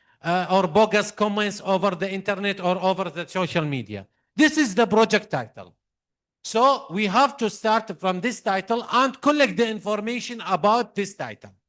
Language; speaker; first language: English; non-native, fluent; Arabic